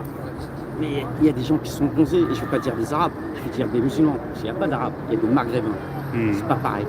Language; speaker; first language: French; native; French